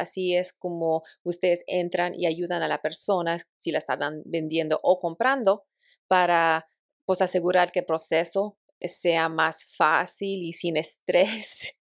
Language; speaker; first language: Spanish; early bilingual, heritage; Spanish